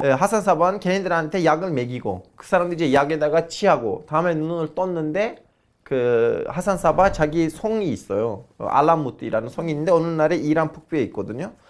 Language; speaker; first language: Korean; non-native, fluent; Turkish